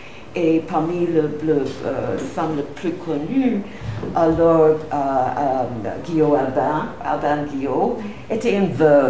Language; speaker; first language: French; non-native, fluent; English